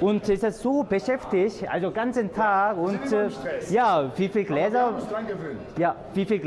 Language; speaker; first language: German; non-native, learner; Korean